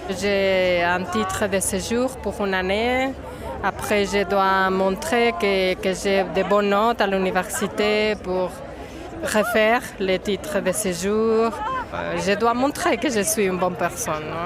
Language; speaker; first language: French; non-native, fluent; Spanish